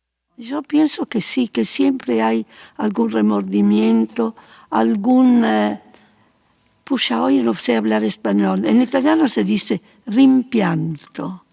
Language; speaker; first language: Spanish; native; Spanish